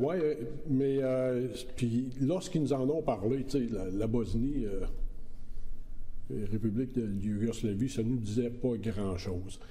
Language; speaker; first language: French; native; French